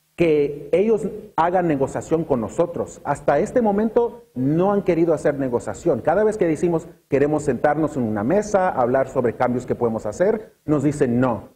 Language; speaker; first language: Spanish; early bilingual, other home language; English